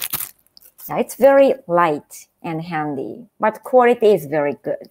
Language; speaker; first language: English; non-native, fluent; Japanese